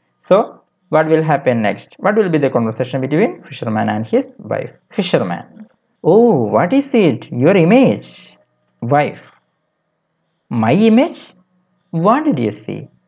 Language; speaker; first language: English; non-native, local second language; Malayalam